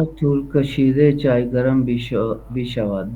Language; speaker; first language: Persian; non-native, learner; Urdu